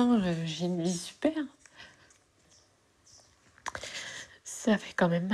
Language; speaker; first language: French; native; French